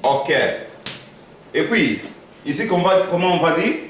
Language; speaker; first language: French; non-native, fluent; Korean